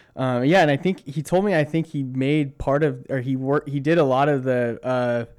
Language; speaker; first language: English; native; English